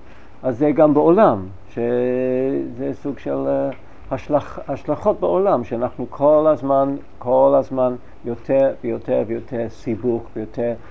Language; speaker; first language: Hebrew; non-native, fluent; English